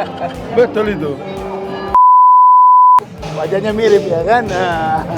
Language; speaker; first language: Indonesian; native; Indonesian